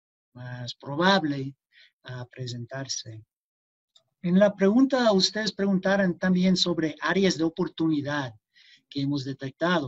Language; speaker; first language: Spanish; non-native, fluent; English